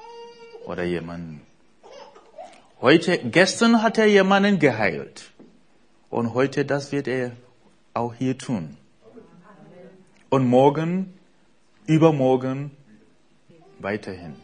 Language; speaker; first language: German; non-native, fluent; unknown